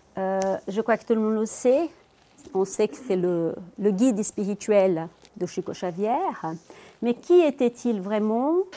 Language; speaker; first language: French; non-native, fluent; Portuguese